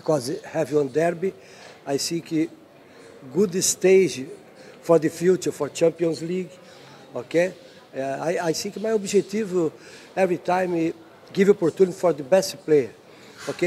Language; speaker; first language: English; non-native, learner; Portuguese